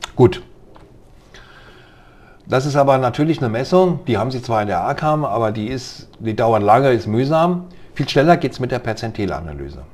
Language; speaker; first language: German; native; German